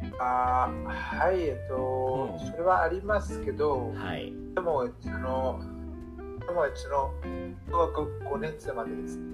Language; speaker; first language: Japanese; non-native, learner; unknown